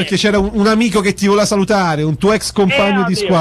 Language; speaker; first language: Italian; native; Italian